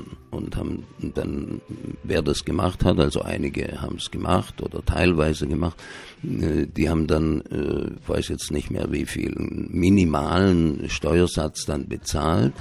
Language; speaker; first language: German; native; German